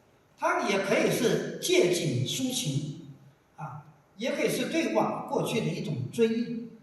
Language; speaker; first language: Chinese; native; Chinese